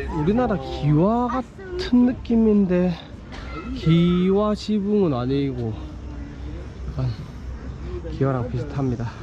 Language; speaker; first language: Korean; native; Korean